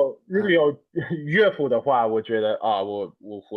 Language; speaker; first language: Chinese; non-native, fluent; English